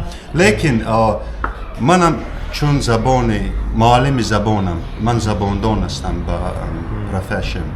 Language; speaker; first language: Persian; non-native, local second language; Shughni